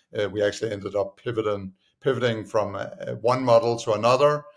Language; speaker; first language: English; non-native, fluent; Danish